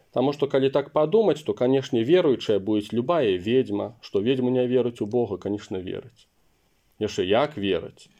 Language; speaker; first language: Belarusian; non-native, local second language; Russian